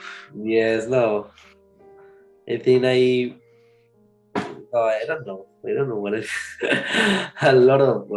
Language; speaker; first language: English; non-native, learner; Spanish